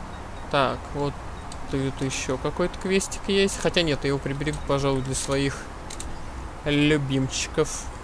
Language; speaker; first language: Russian; native; Russian